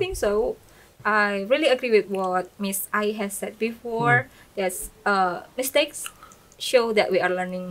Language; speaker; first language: English; non-native, fluent; Indonesian